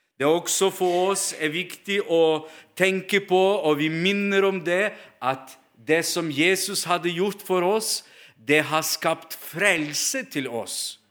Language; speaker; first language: Norwegian; non-native, fluent; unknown